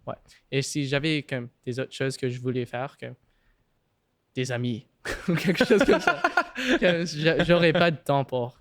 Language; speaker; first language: French; non-native, local second language; English